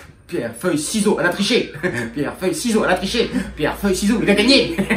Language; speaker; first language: French; native; French